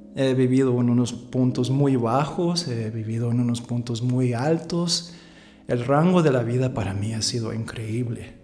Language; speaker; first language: Spanish; early bilingual, heritage; Spanish